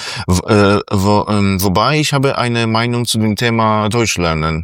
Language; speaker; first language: German; non-native, fluent; Polish